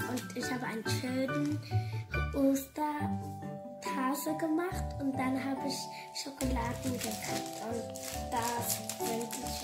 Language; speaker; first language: German; early bilingual, other home language; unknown